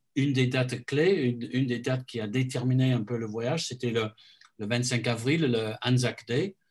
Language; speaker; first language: French; non-native, fluent; English